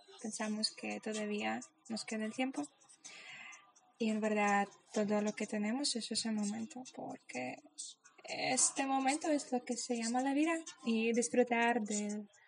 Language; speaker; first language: Spanish; non-native, fluent; Polish